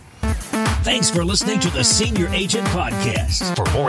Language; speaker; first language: English; native; English